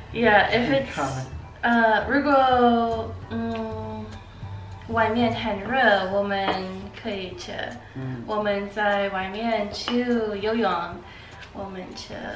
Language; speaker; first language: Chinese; non-native, learner; English